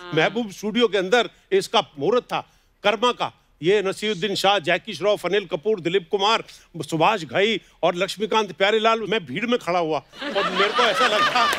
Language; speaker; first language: Hindi; native; Hindi